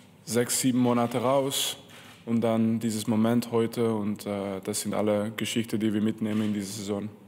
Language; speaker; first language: German; non-native, fluent; French